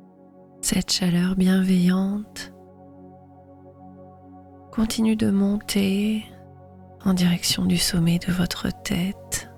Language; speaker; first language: French; native; French